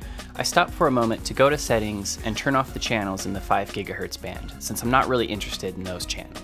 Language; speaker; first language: English; native; English